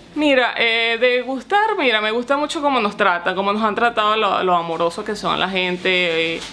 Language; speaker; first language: Spanish; native; Spanish